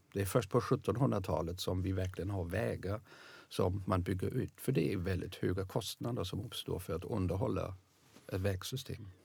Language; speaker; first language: Swedish; non-native, fluent; German